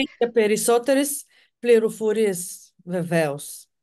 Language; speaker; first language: Greek; non-native, fluent; Bulgarian